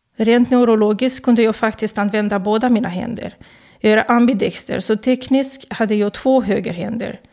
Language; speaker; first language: Swedish; non-native, fluent; Romanian